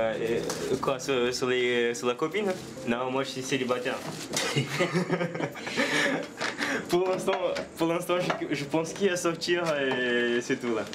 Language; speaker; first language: French; non-native, fluent; Portuguese